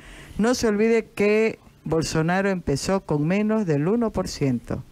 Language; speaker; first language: Spanish; native; Spanish